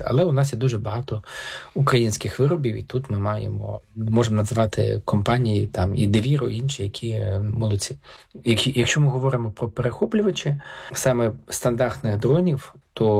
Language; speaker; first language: Ukrainian; native; Ukrainian